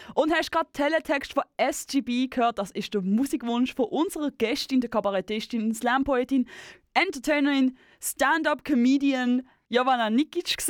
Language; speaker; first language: German; native; German